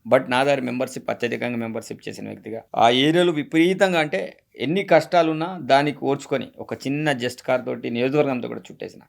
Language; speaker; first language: Telugu; non-native, local second language; Gondi